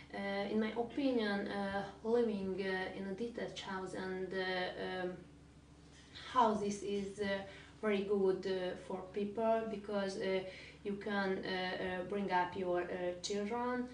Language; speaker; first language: English; non-native, learner; Hungarian